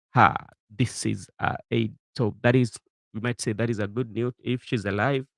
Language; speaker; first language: English; non-native, local second language; Swahili